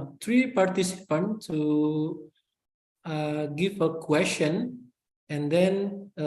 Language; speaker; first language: English; non-native, fluent; Indonesian